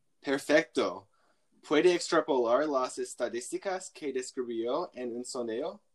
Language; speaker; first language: Spanish; non-native, learner; English